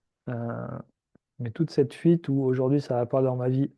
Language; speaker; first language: French; native; French